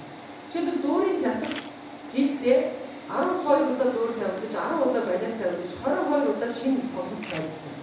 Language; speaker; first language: Mongolian; native; Mongolian